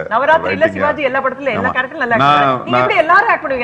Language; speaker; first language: Tamil; native; Tamil